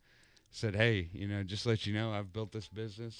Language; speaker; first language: English; native; English